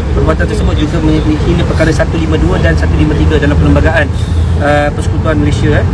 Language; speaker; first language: Malay; native; Malay